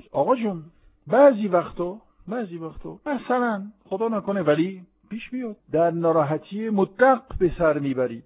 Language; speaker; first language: Persian; non-native, fluent; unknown